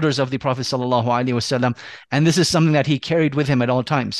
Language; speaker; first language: English; native; English